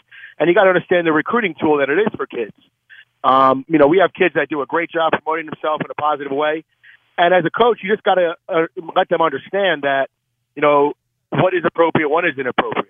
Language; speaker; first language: English; native; English